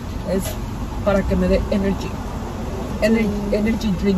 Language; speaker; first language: Spanish; native; Spanish